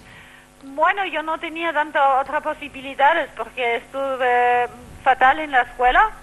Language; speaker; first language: Spanish; non-native, fluent; German